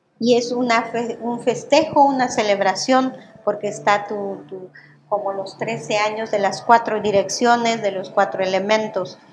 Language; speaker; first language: Spanish; non-native, local second language; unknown